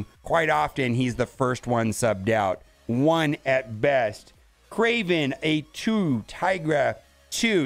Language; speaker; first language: English; native; English